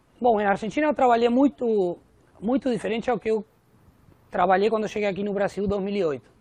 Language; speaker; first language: Portuguese; non-native, fluent; Spanish